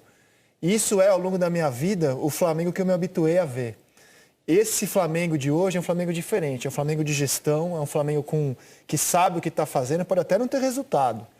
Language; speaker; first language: Portuguese; native; Portuguese